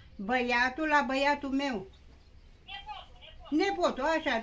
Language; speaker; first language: Romanian; early bilingual, other home language; Bulgarian